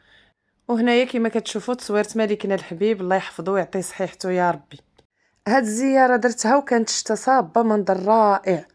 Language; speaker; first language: Arabic; native; Arabic